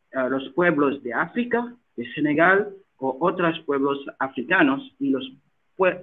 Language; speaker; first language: Spanish; non-native, learner; Wolof